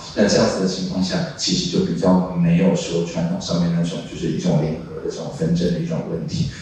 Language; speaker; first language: Chinese; native; Chinese